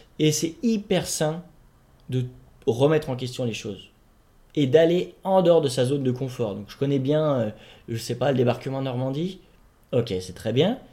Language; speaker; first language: French; native; French